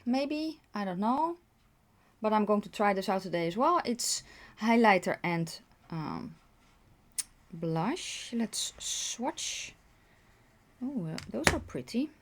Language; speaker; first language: English; non-native, fluent; Dutch